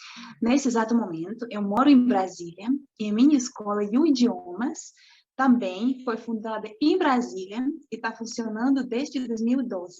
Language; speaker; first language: Portuguese; non-native, fluent; Russian